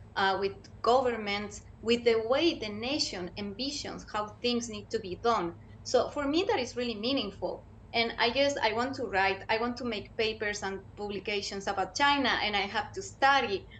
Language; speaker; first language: English; non-native, fluent; Spanish